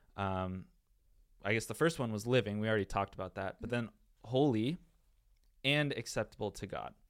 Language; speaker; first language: English; native; English